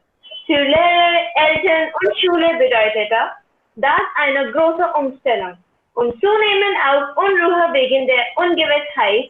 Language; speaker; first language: German; non-native, learner; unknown